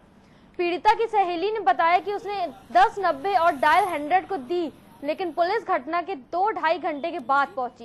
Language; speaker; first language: Hindi; native; Hindi